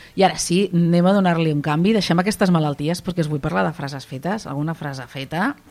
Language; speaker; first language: Catalan; native; Catalan